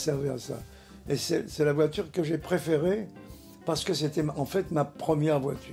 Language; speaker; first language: French; native; French